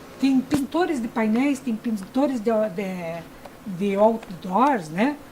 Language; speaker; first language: Portuguese; early bilingual, other home language; Ukrainian